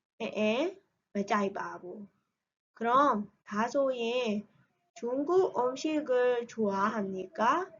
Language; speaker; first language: Korean; non-native, learner; Burmese